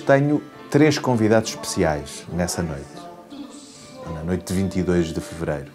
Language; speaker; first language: Portuguese; native; Portuguese